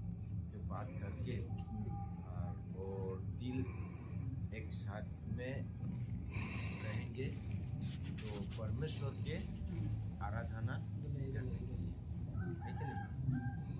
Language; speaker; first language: Hindi; non-native, local second language; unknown